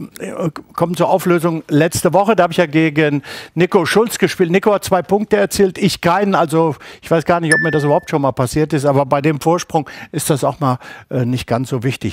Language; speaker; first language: German; native; German